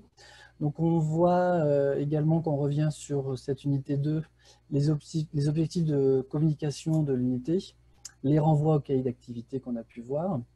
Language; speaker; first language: French; native; French